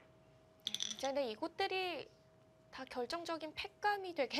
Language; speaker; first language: Korean; native; Korean